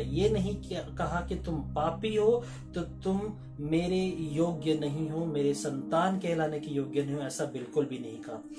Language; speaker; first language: Hindi; non-native, local second language; Marathi